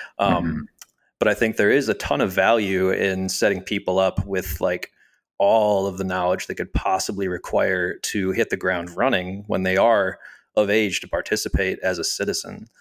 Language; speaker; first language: English; native; English